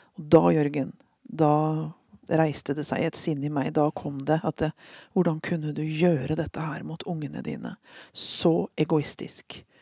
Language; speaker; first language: Norwegian; native; Norwegian